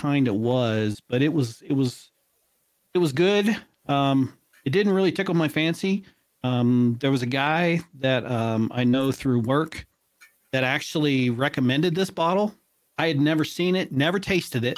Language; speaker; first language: English; native; English